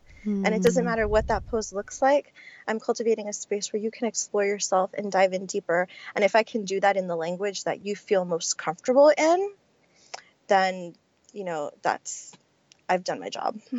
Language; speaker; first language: English; early bilingual, other home language; Spanish